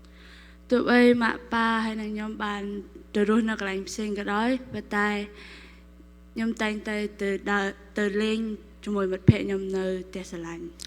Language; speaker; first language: Khmer; non-native, local second language; Korean